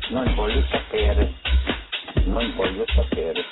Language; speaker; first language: Italian; non-native, fluent; English